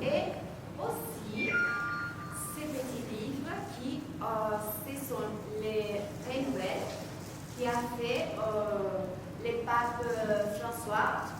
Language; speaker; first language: French; non-native, fluent; Spanish